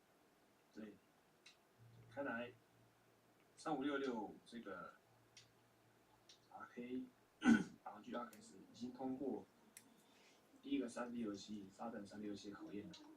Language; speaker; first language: Chinese; native; Chinese